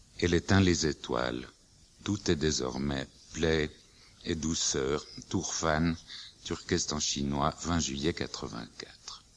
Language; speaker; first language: French; native; French